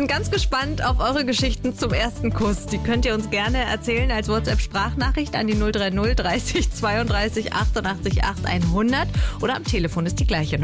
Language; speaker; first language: German; native; German